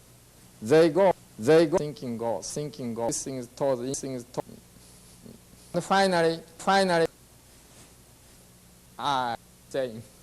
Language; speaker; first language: English; non-native, learner; Japanese